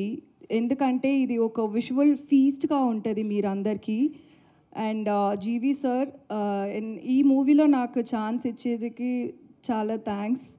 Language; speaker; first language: Telugu; non-native, learner; Tamil